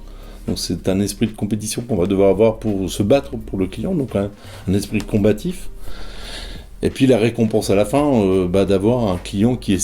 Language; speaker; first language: French; native; French